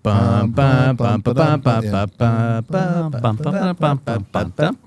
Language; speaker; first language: English; native; English